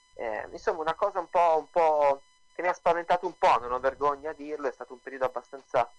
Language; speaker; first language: Italian; native; Italian